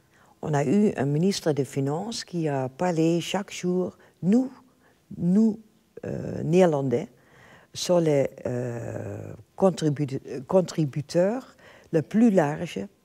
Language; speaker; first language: French; non-native, fluent; Dutch